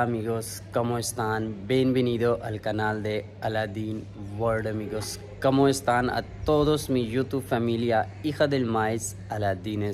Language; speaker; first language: Spanish; non-native, learner; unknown